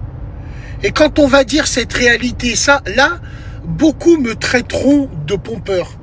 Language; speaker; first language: French; native; French